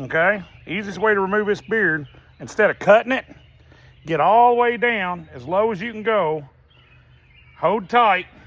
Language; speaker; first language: English; native; English